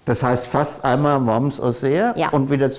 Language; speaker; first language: German; native; German